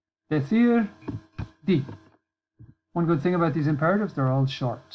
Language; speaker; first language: English; native; English